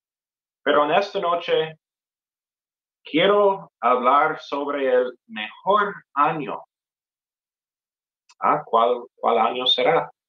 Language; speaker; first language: Spanish; non-native, fluent; English